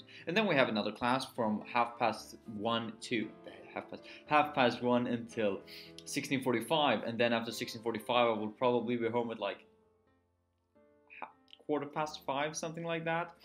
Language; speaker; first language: English; non-native, fluent; Swedish